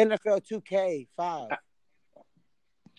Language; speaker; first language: English; native; English